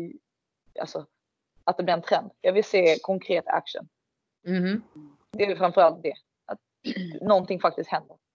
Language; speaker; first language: Swedish; native; Swedish